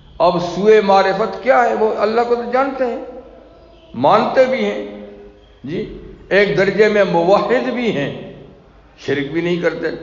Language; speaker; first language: Urdu; non-native, local second language; Pashto